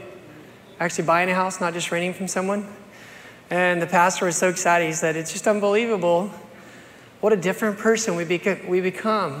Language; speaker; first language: English; native; English